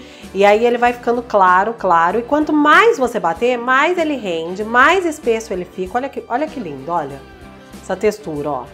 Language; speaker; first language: Portuguese; native; Portuguese